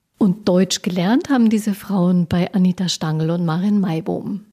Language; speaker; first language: German; native; German